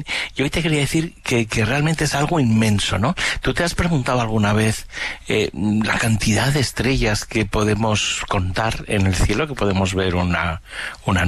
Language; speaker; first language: Spanish; native; Spanish